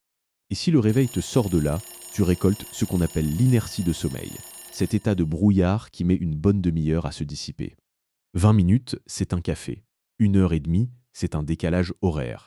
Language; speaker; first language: French; native; French